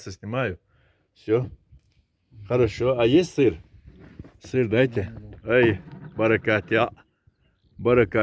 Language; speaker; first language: Russian; non-native, local second language; Chechen